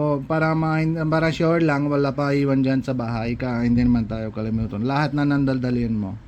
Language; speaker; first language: Filipino; non-native, learner; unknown